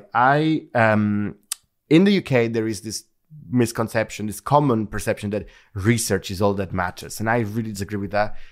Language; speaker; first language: English; non-native, fluent; Italian